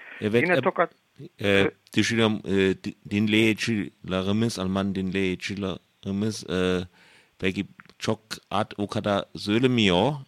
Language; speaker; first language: Turkish; non-native, learner; German